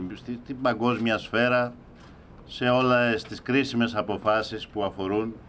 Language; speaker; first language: Greek; native; Greek